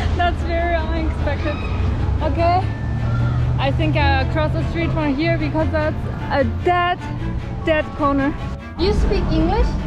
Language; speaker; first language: English; non-native, fluent; Chinese